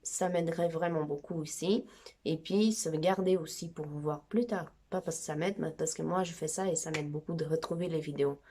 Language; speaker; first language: French; non-native, fluent; Portuguese